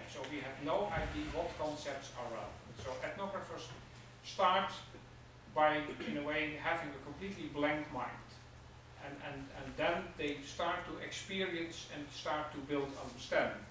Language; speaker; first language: English; non-native, fluent; Dutch